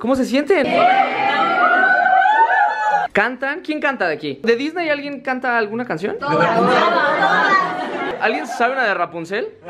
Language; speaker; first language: Spanish; native; Spanish